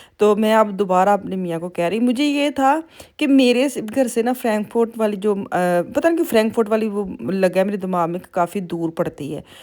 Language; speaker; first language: Urdu; non-native, local second language; Punjabi